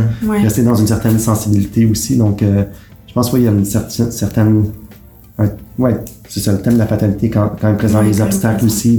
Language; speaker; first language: French; native; French